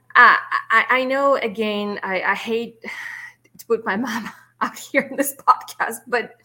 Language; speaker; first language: English; non-native, fluent; Russian